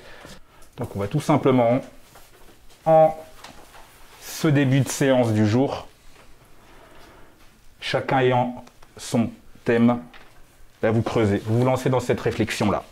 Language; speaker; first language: French; native; French